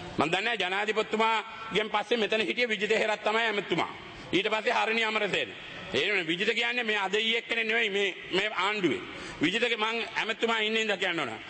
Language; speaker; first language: Sinhala; native; Sinhala